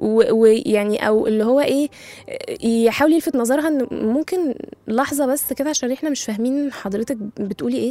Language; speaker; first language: Arabic; native; Arabic